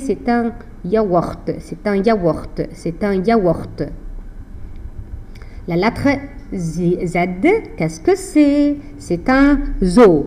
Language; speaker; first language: French; non-native, fluent; Arabic